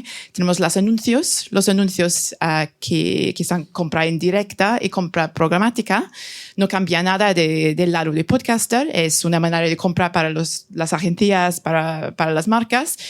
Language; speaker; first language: Spanish; non-native, fluent; French